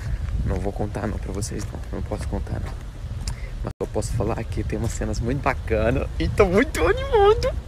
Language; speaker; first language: Portuguese; native; Portuguese